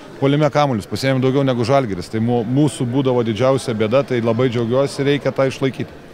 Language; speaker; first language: Lithuanian; native; Lithuanian